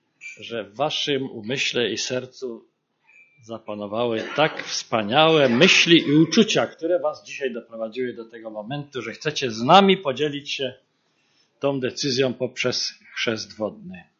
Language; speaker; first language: Polish; native; Polish